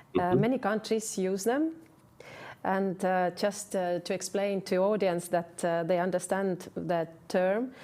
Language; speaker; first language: English; non-native, fluent; Estonian